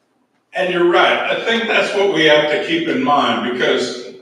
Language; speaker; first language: English; native; English